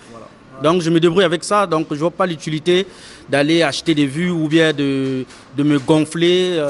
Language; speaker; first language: French; non-native, local second language; Lingala